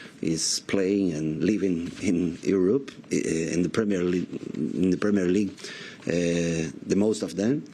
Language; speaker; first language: English; non-native, learner; Portuguese